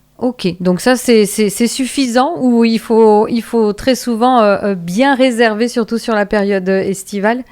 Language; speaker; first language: French; native; French